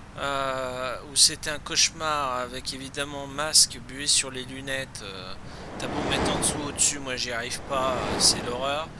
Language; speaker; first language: French; native; French